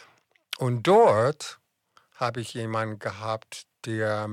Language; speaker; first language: German; non-native, fluent; English